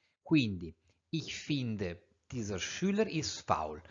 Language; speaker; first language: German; non-native, fluent; Italian